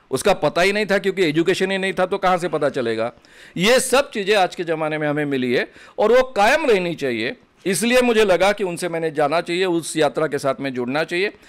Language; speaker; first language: Hindi; non-native, local second language; Marathi